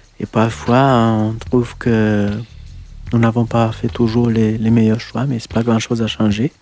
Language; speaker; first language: French; non-native, fluent; Romanian